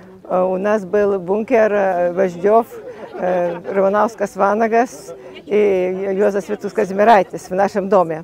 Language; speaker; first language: Russian; non-native, fluent; Lithuanian